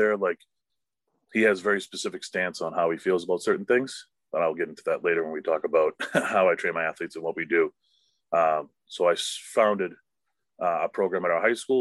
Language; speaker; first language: English; native; English